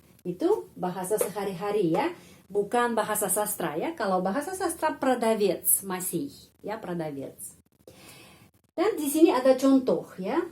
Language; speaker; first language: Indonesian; non-native, fluent; Russian